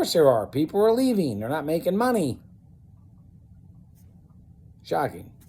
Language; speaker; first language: English; native; English